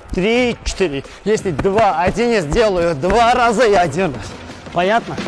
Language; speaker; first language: Russian; non-native, fluent; Azerbaijani